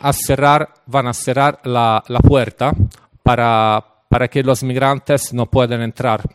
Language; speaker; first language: Spanish; non-native, fluent; Italian